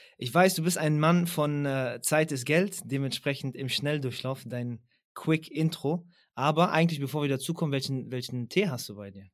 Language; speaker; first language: German; early bilingual, other home language; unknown